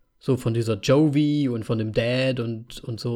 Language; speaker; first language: German; native; German